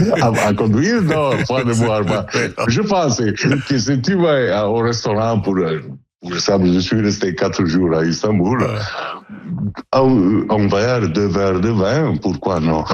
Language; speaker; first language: French; non-native, learner; Italian